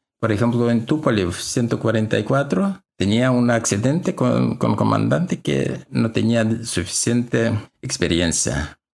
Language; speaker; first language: Spanish; non-native, learner; Russian